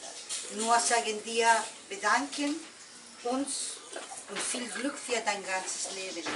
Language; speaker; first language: German; non-native, learner; Spanish